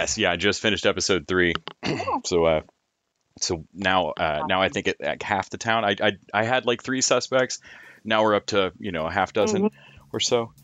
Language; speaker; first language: English; native; English